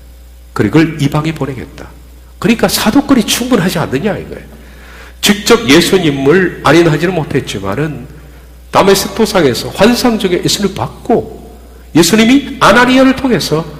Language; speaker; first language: Korean; native; Korean